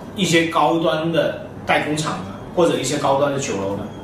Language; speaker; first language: Chinese; native; Chinese